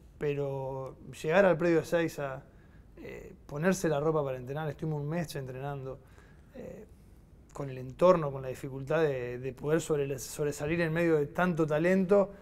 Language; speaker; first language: Spanish; native; Spanish